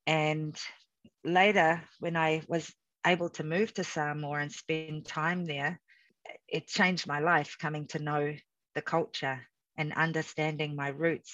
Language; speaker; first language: English; native; English